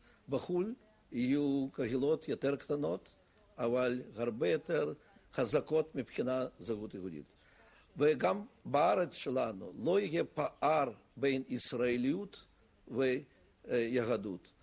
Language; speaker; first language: Hebrew; non-native, fluent; Russian